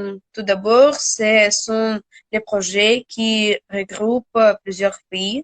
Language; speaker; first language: French; non-native, learner; Russian